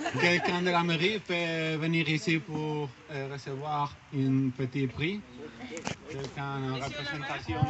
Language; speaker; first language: French; non-native, learner; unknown